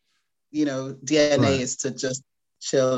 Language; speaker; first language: English; non-native, local second language; Igbo